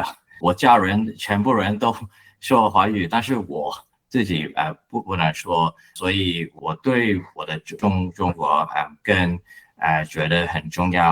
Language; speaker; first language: Chinese; non-native, learner; Cantonese